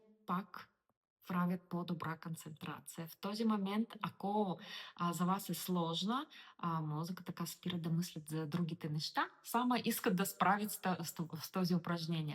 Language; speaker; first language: Bulgarian; non-native, learner; Russian